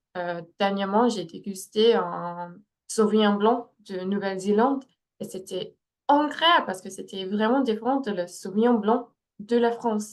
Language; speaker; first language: French; non-native, fluent; English